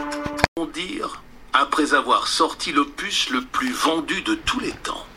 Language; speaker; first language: French; native; French